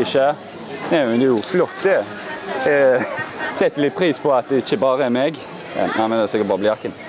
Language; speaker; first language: Norwegian; native; Norwegian